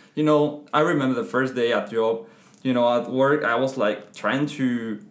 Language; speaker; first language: English; non-native, fluent; Spanish